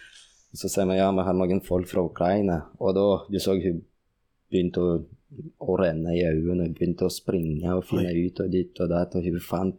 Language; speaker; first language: Norwegian; non-native, fluent; Russian